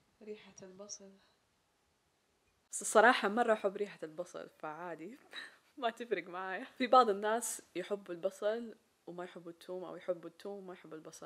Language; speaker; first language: Arabic; native; Arabic